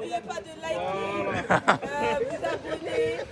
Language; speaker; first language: French; native; French